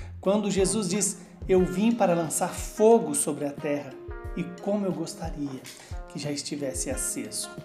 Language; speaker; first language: Portuguese; native; Portuguese